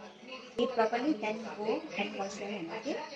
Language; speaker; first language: English; non-native, learner; Hindi